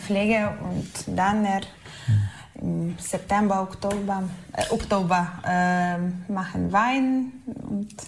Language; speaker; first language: German; non-native, learner; Ukrainian